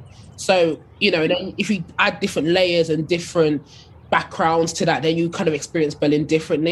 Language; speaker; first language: English; native; English